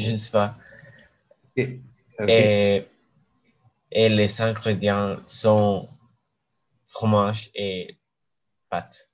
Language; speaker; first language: French; non-native, learner; English